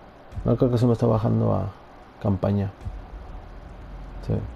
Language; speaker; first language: Spanish; native; Spanish